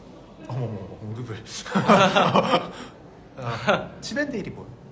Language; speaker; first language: Korean; native; Korean